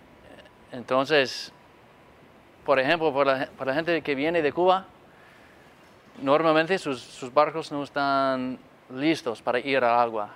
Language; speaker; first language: Spanish; non-native, fluent; English